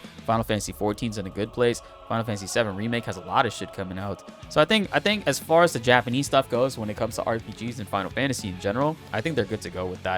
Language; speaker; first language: English; native; English